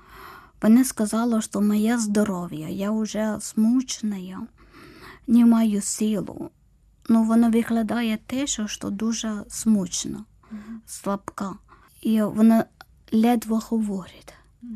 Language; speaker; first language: Ukrainian; non-native, learner; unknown